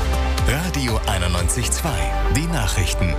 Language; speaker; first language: German; native; German